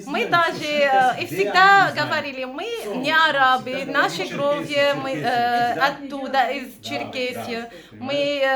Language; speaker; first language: Russian; non-native, fluent; Arabic